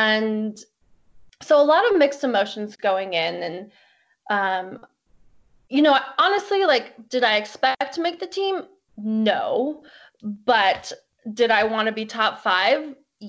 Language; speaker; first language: English; native; English